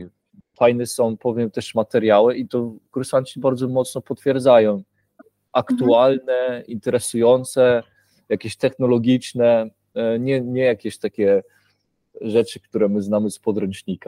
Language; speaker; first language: Polish; early bilingual, heritage; Polish